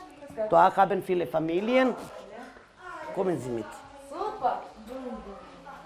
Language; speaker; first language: German; non-native, learner; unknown